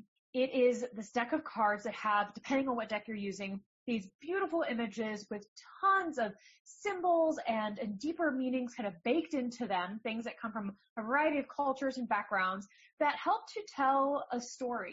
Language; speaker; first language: English; native; English